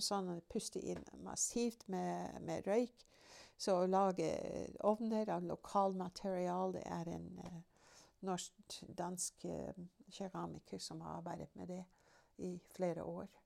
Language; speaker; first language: Norwegian; non-native, fluent; English